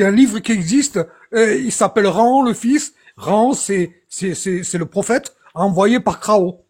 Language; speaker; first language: French; native; French